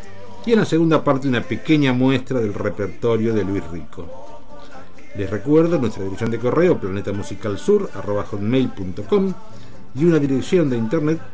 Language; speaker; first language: Spanish; native; Spanish